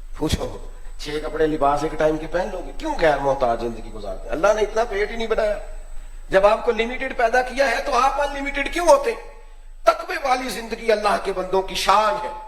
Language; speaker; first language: Urdu; non-native, local second language; Punjabi